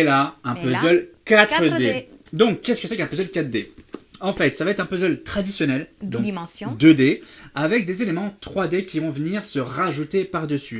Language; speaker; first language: French; native; French